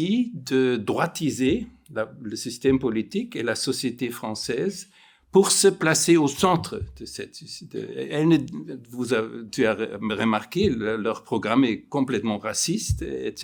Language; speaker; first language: French; non-native, fluent; German